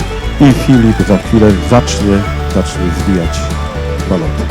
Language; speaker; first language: Polish; native; Polish